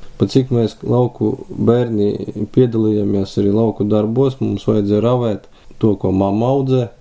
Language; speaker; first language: Latvian; native; Latvian